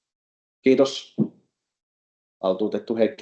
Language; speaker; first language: Finnish; native; Finnish